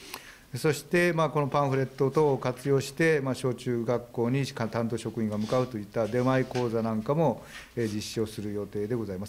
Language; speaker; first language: Japanese; native; Japanese